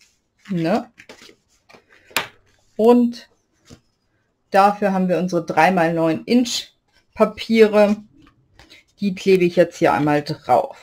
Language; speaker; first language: German; native; German